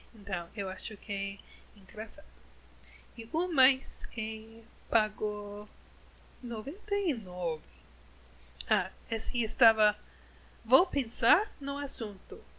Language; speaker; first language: Portuguese; non-native, learner; English